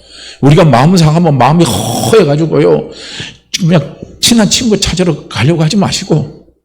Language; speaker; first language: Korean; native; Korean